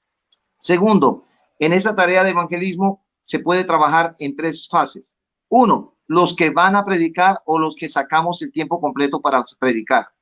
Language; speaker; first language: Spanish; native; Spanish